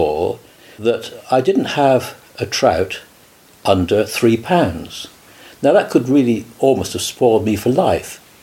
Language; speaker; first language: English; native; English